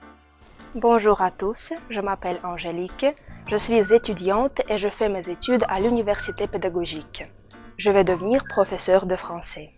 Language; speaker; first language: French; non-native, fluent; Russian